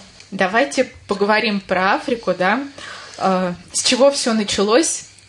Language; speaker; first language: Russian; native; Russian